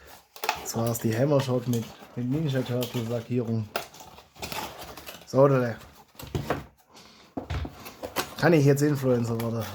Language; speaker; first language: German; native; German